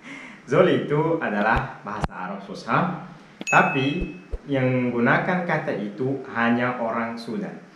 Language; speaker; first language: Indonesian; non-native, fluent; Arabic